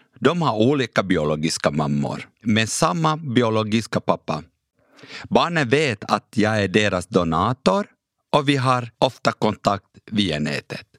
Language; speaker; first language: Swedish; early bilingual, other home language; Kurdish